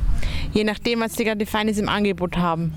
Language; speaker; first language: German; native; German